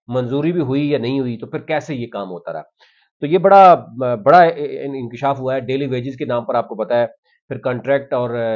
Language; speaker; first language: Urdu; non-native, local second language; Punjabi